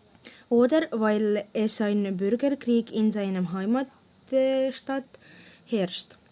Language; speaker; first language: German; non-native, learner; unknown